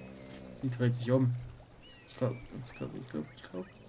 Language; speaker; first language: German; native; German